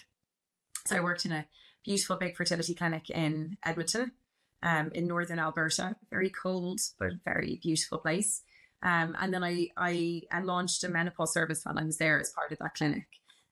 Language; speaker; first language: English; native; English